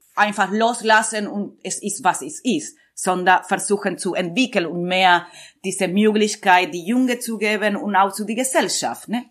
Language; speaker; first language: German; non-native, learner; Spanish